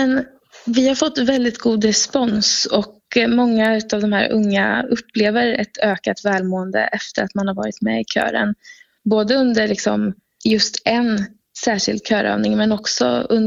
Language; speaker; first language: Swedish; native; Swedish